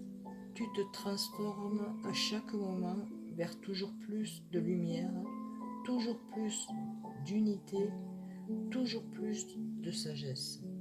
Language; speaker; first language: French; native; French